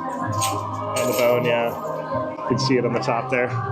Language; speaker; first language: English; native; English